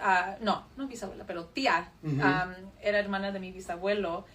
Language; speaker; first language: Spanish; early bilingual, other home language; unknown